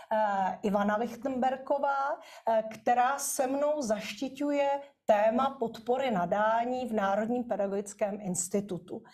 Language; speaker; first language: Czech; native; Czech